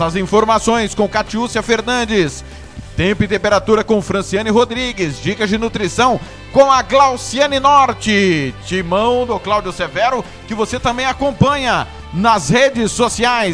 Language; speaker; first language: Portuguese; native; Portuguese